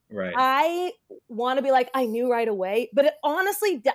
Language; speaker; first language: English; native; English